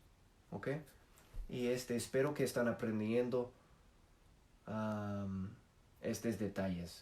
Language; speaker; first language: Spanish; non-native, fluent; English